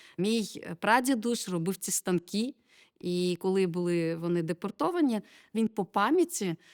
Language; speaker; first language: Ukrainian; non-native, local second language; Crimean Tatar